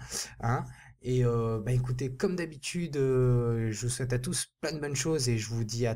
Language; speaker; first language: French; native; French